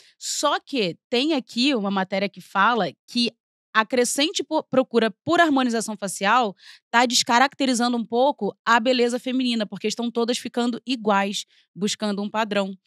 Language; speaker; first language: Portuguese; native; Portuguese